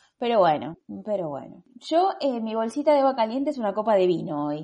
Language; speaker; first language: Spanish; native; Spanish